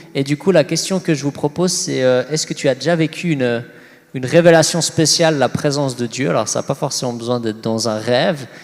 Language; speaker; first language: French; native; French